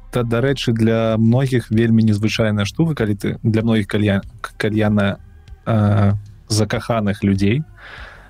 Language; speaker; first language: Belarusian; non-native, local second language; Russian